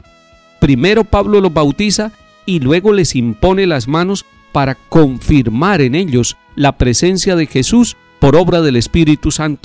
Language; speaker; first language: Spanish; native; Spanish